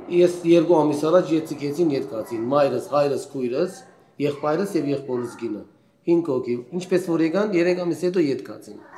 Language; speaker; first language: Armenian; early bilingual, heritage; Armenian